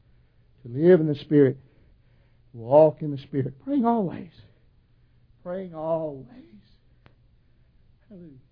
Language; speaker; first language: English; native; English